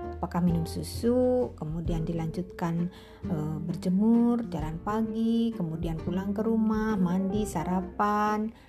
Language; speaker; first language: Indonesian; native; Indonesian